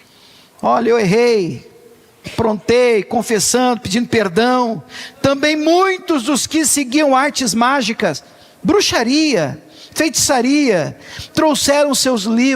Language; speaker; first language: Portuguese; native; Portuguese